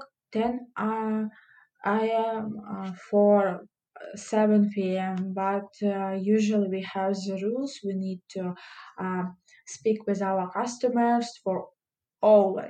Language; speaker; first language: English; non-native, learner; Russian